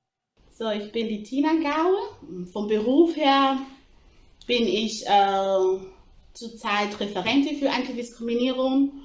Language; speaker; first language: German; non-native, fluent; English